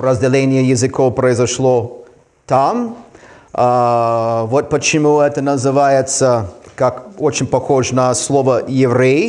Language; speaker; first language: Russian; non-native, fluent; English